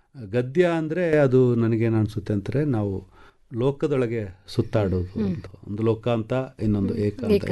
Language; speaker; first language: Kannada; non-native, local second language; Malayalam